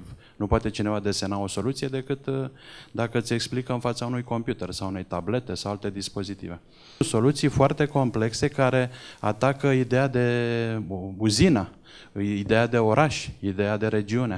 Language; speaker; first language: Romanian; native; Romanian